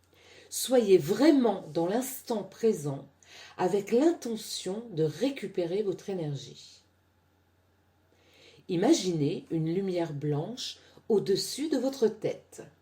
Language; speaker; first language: French; native; French